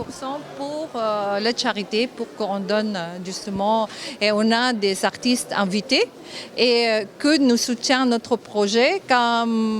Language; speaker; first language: French; non-native, fluent; Japanese